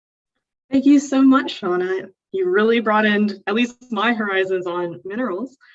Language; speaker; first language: English; native; English